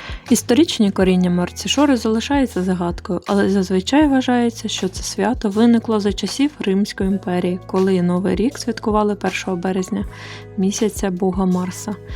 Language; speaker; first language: Ukrainian; non-native, fluent; Bulgarian